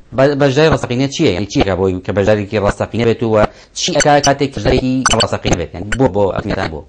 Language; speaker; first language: Central Kurdish; non-native, local second language; Kurdish